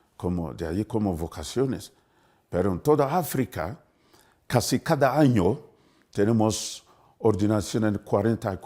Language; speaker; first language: Spanish; non-native, fluent; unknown